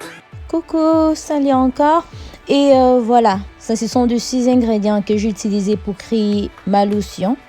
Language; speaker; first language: French; non-native, fluent; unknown